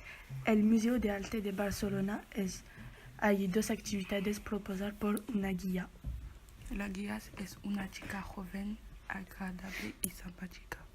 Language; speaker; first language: Spanish; non-native, learner; French